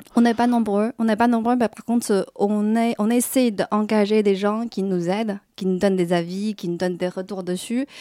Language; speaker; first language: French; non-native, fluent; Chinese